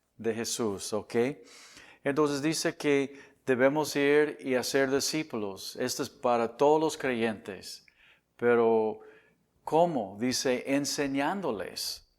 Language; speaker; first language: Spanish; non-native, fluent; English